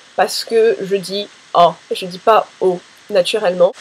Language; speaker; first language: French; native; French